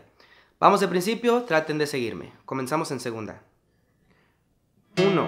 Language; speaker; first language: Spanish; native; Spanish